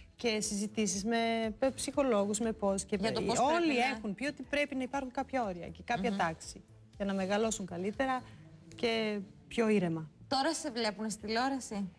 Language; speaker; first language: Greek; non-native, fluent; Serbian